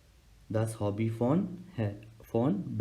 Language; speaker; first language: German; non-native, fluent; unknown